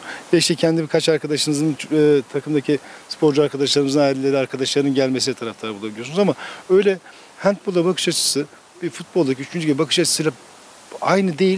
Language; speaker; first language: Turkish; native; Turkish